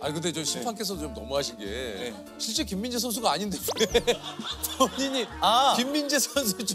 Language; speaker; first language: Korean; native; Korean